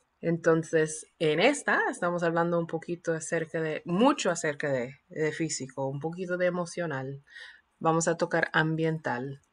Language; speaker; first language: Spanish; non-native, fluent; English